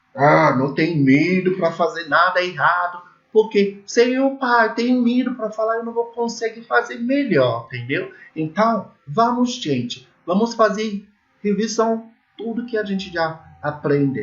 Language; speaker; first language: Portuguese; non-native, learner; English